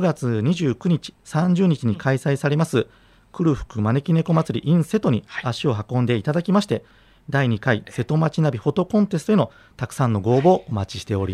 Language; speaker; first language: Japanese; native; Japanese